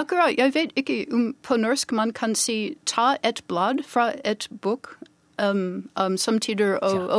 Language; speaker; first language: Norwegian; non-native, learner; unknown